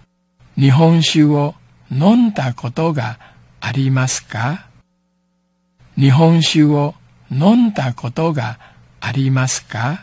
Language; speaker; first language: Japanese; non-native, fluent; Min Nan Chinese